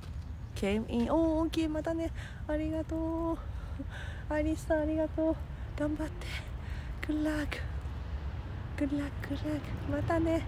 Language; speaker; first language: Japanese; non-native, fluent; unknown